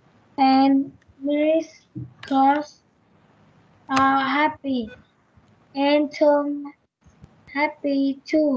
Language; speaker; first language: English; non-native, learner; Vietnamese